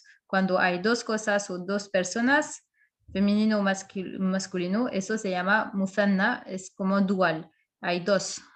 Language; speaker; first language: Spanish; non-native, fluent; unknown